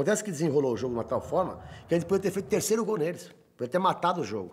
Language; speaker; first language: Portuguese; native; Portuguese